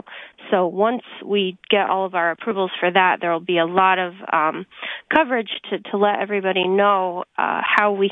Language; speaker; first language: English; native; English